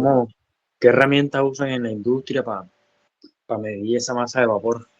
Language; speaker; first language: Spanish; native; Spanish